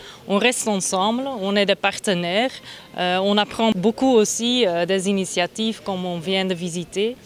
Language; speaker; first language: French; non-native, local second language; Dutch